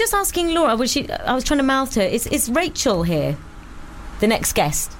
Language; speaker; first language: English; native; English